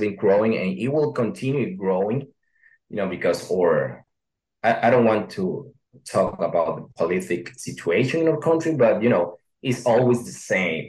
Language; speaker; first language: English; non-native, learner; Spanish